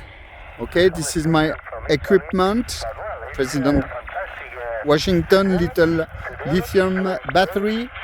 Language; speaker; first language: English; non-native, learner; French